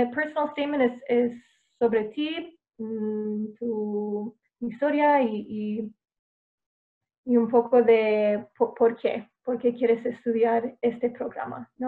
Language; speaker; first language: Spanish; non-native, fluent; English